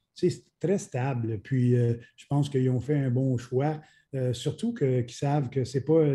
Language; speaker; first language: French; native; French